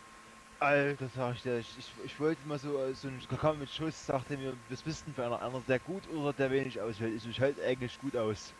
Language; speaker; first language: German; native; German